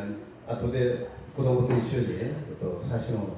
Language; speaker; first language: Japanese; non-native, fluent; Korean